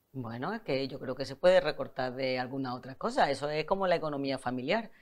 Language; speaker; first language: Spanish; native; Spanish